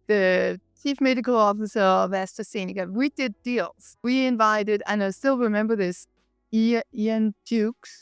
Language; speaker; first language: English; non-native, fluent; Danish